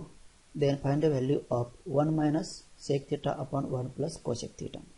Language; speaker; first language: English; non-native, local second language; Marathi